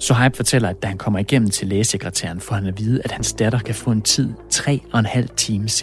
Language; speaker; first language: Danish; native; Danish